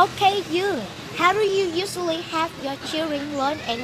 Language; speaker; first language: English; non-native, learner; Vietnamese